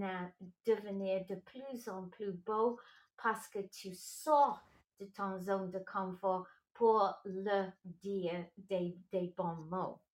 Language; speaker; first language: French; non-native, local second language; English